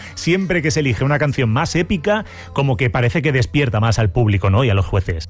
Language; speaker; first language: Spanish; native; Spanish